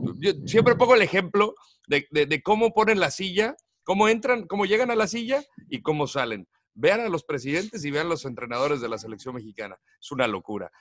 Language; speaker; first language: Spanish; native; Spanish